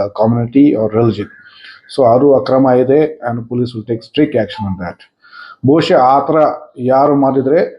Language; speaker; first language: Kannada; non-native, fluent; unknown